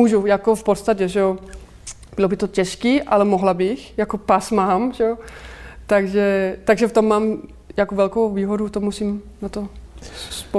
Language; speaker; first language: Czech; non-native, fluent; Danish